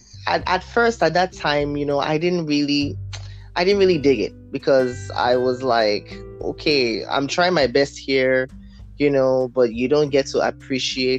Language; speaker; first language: English; non-native, local second language; Yoruba